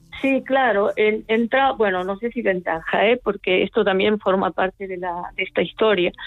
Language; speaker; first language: Spanish; native; Spanish